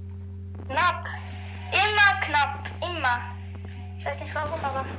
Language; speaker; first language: German; non-native, fluent; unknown